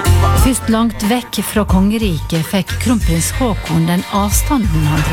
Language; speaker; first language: Norwegian; native; Norwegian